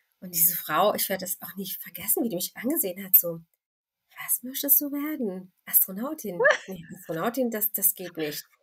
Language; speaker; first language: German; early bilingual, other home language; Turkish